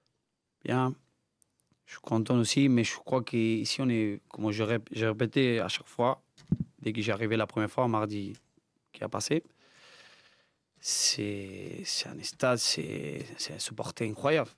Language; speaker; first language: French; non-native, learner; Spanish